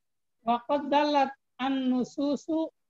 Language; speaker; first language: Arabic; non-native, learner; Indonesian